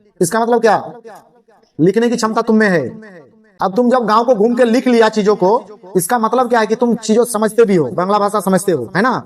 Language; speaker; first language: Hindi; non-native, local second language; Bangla